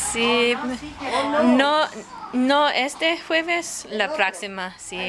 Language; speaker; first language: Spanish; non-native, learner; English